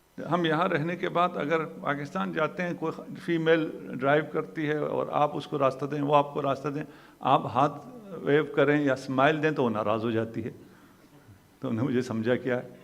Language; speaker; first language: Urdu; non-native, local second language; Punjabi